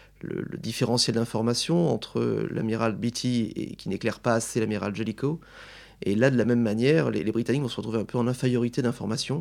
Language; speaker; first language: French; native; French